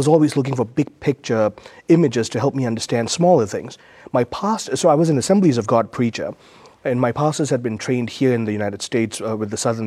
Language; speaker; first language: English; native; English